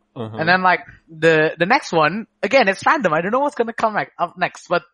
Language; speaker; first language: English; non-native, fluent; Indonesian